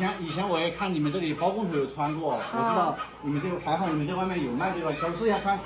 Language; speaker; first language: Chinese; native; Chinese